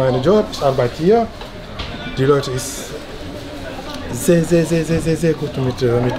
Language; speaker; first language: German; non-native, learner; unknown